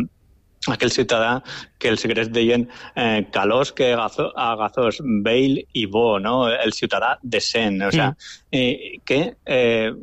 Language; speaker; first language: Catalan; non-native, local second language; Spanish